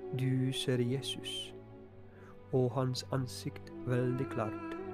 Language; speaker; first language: Norwegian; non-native, fluent; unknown